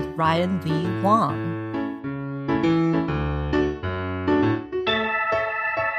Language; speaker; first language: English; native; English